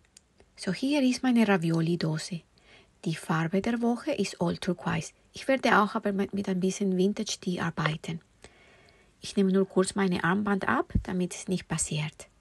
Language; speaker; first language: German; non-native, fluent; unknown